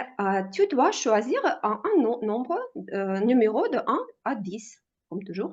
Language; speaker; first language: French; non-native, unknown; Russian